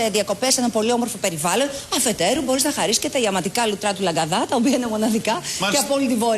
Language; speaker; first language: Greek; native; Greek